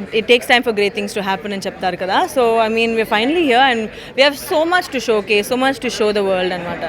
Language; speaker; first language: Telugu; non-native, local second language; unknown